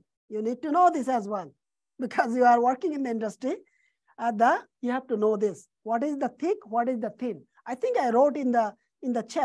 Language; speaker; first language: English; non-native, fluent; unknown